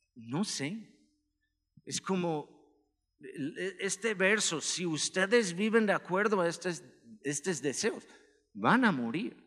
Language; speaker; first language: Spanish; non-native, fluent; English